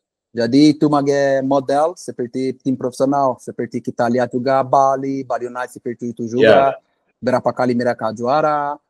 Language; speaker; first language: Indonesian; non-native, fluent; Portuguese